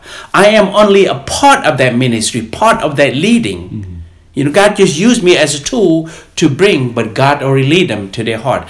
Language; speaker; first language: English; non-native, fluent; Lao